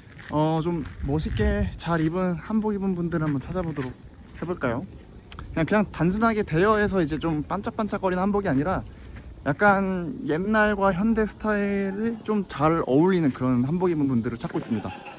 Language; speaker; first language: Korean; native; Korean